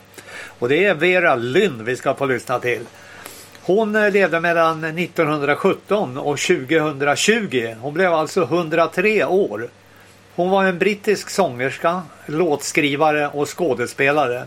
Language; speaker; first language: Swedish; native; Swedish